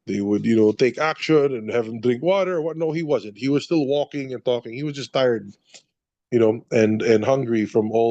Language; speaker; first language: English; non-native, local second language; Filipino